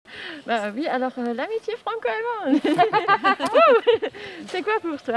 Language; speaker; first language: French; non-native, learner; German